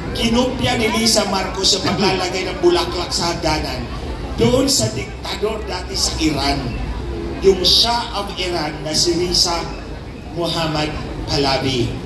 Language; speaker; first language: Filipino; non-native, local second language; Cebuano